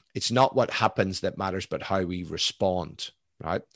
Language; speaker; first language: English; native; English